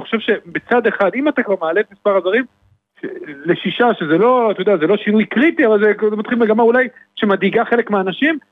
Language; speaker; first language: Hebrew; native; Hebrew